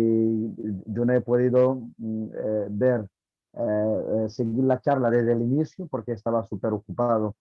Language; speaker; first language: Spanish; non-native, fluent; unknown